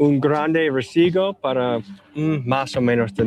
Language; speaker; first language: Spanish; non-native, learner; English